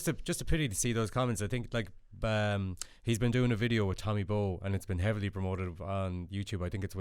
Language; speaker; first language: English; native; English